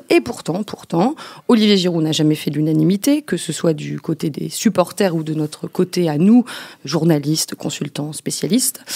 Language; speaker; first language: French; native; French